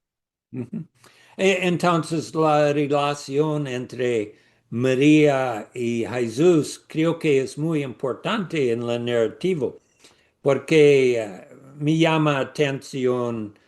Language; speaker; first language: Spanish; non-native, learner; English